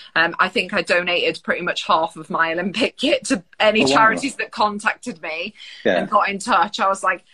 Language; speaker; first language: English; native; English